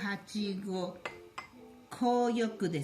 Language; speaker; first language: Japanese; non-native, fluent; Chinese